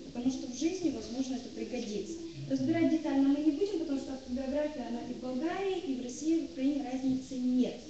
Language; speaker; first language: Russian; native; Russian